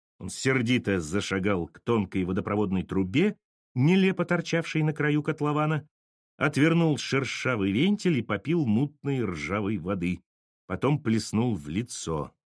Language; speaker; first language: Russian; native; Russian